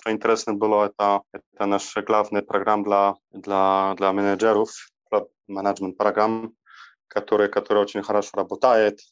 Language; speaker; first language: Russian; non-native, learner; Polish